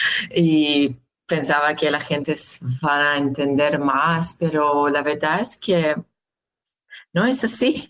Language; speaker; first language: Spanish; non-native, learner; Hebrew